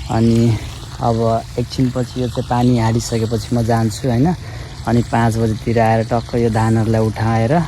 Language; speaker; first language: Nepali; non-native, local second language; Dangaura Tharu